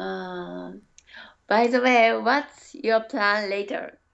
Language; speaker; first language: English; non-native, learner; Japanese